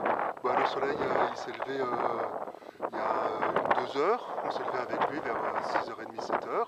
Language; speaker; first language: French; native; French